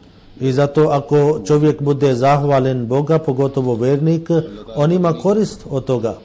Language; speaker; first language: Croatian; non-native, fluent; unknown